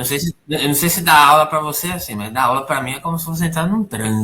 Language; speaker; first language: Portuguese; native; Portuguese